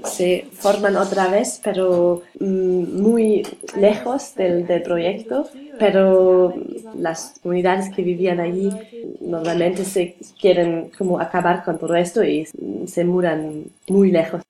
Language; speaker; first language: Spanish; non-native, learner; German